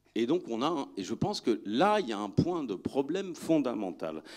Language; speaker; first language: French; native; French